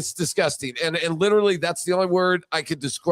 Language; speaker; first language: English; native; English